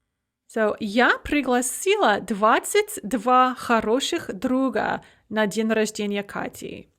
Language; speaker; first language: Russian; non-native, fluent; English